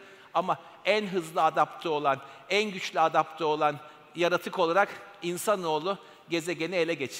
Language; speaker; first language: Turkish; native; Turkish